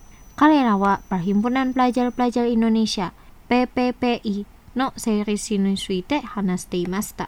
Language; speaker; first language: Japanese; non-native, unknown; Indonesian